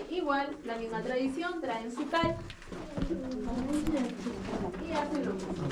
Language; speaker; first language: Spanish; native; Spanish